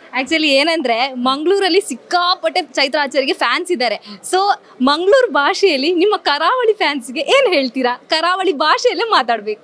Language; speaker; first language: Kannada; native; Kannada